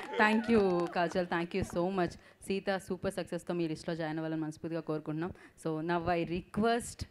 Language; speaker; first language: Telugu; native; Telugu